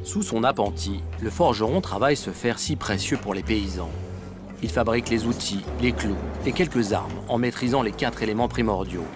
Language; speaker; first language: French; native; French